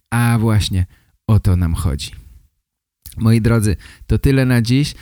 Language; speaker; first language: Polish; native; Polish